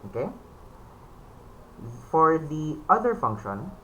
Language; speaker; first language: English; non-native, local second language; Filipino